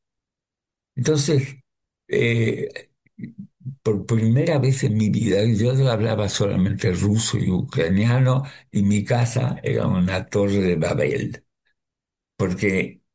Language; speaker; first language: Spanish; early bilingual, other home language; Yiddish